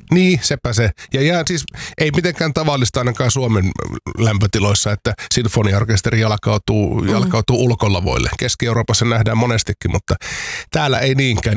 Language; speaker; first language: Finnish; native; Finnish